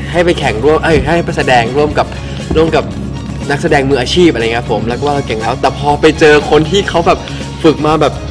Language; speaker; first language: Thai; non-native, local second language; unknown